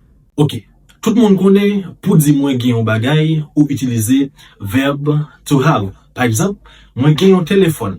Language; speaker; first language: French; non-native, local second language; Haitian Creole